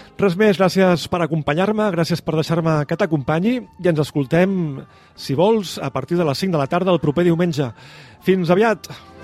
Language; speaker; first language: Catalan; native; Catalan